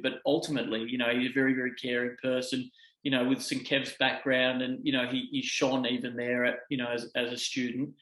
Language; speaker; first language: English; native; English